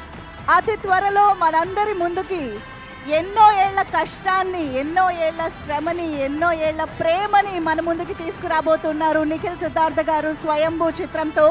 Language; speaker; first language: Telugu; native; Telugu